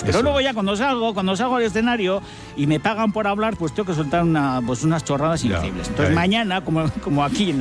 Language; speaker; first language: Spanish; native; Spanish